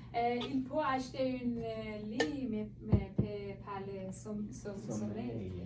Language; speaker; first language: French; non-native, learner; Persian